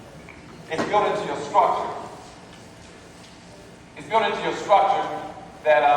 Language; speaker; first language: English; native; English